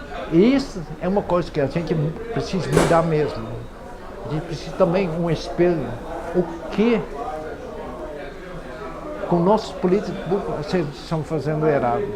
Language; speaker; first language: Portuguese; non-native, fluent; Dutch